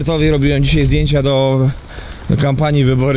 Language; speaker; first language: Polish; native; Polish